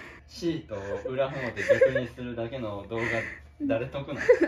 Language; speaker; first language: Japanese; native; Japanese